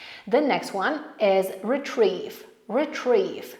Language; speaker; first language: English; non-native, fluent; Polish